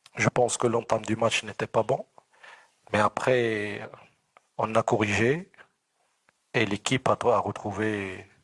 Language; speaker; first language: French; non-native, local second language; Arabic